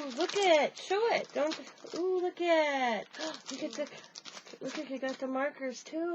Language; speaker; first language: English; native; English